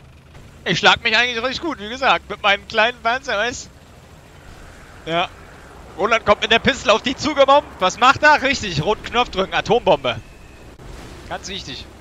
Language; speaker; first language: German; native; German